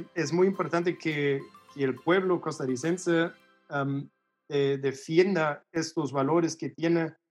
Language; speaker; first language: Spanish; non-native, fluent; German